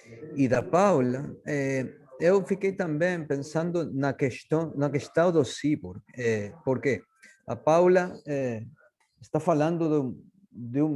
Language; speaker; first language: Portuguese; non-native, fluent; Spanish